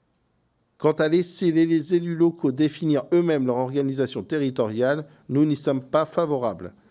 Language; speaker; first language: French; native; French